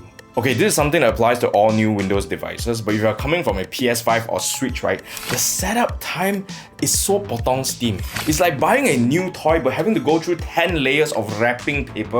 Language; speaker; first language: English; native; English